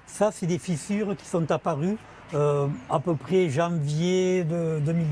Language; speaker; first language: French; native; French